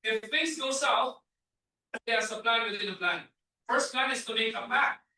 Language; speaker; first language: English; non-native, local second language; Filipino